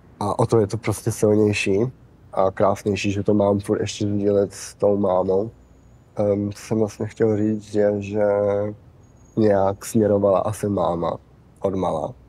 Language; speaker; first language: Czech; early bilingual, heritage; Czech